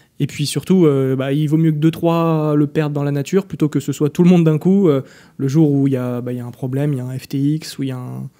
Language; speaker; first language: French; native; French